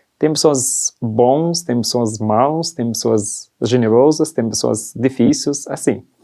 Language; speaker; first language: Portuguese; non-native, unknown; Arabic